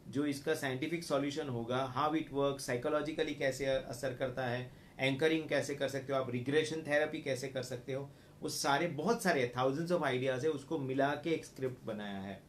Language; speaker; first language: Hindi; non-native, local second language; Gujarati